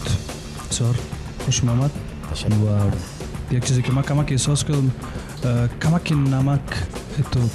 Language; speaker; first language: Persian; non-native, local second language; Pashto